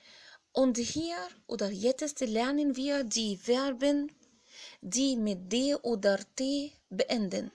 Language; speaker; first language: German; non-native, fluent; Arabic